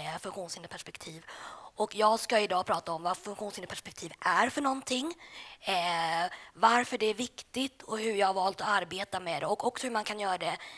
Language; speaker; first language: Swedish; native; Swedish